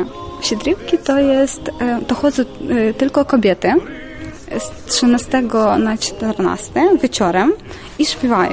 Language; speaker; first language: Polish; non-native, fluent; Ukrainian